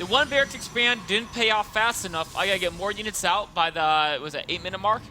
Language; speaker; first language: English; native; English